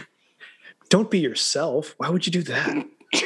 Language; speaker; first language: English; native; English